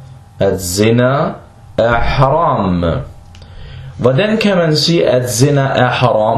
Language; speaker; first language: Danish; non-native, fluent; Arabic